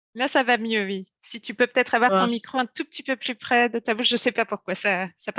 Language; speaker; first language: French; native; French